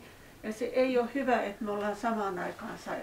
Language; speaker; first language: Finnish; native; Finnish